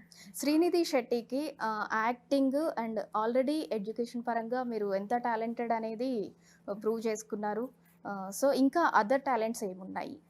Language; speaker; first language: Telugu; native; Telugu